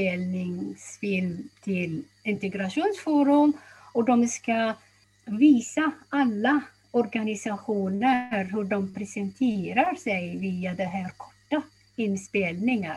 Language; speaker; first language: Swedish; non-native, fluent; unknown